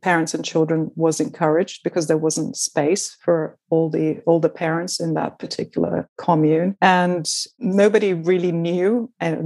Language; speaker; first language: English; non-native, fluent; Portuguese